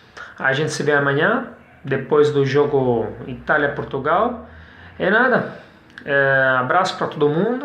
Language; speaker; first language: Portuguese; non-native, fluent; Italian